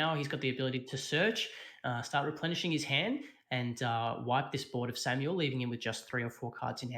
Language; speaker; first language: English; native; English